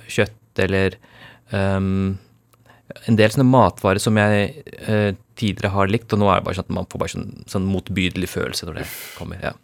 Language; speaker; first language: Norwegian; early bilingual, other home language; Urdu